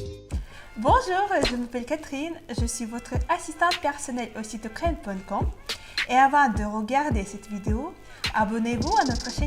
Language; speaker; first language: French; non-native, fluent; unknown